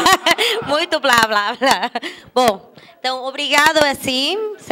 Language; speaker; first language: Portuguese; non-native, fluent; German